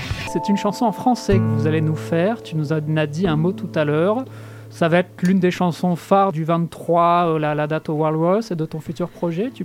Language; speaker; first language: French; native; French